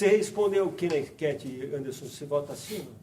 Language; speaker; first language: Portuguese; native; Portuguese